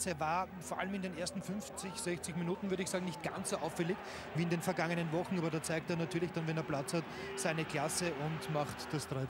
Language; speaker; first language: German; native; German